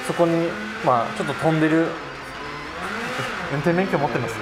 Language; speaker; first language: Japanese; non-native, fluent; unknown